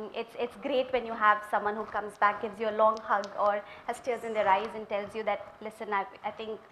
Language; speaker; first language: English; non-native, local second language; Malayalam